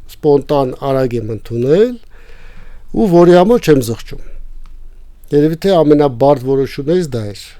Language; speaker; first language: Armenian; native; Armenian